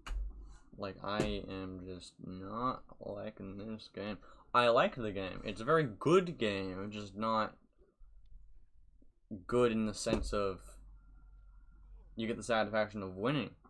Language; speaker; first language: English; native; English